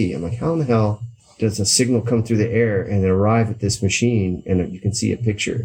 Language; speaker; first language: English; native; English